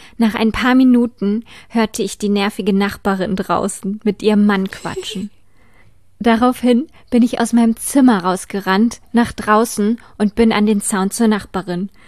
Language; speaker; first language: German; native; German